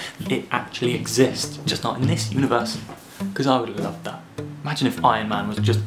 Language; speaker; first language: English; native; English